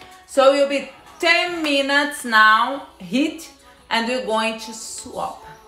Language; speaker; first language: English; non-native, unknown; Portuguese